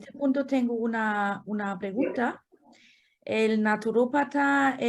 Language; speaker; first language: Spanish; non-native, fluent; German